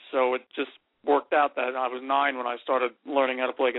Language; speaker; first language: English; native; English